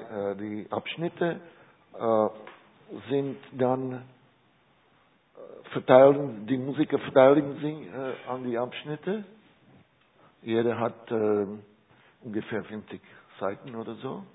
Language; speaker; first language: German; non-native, learner; Czech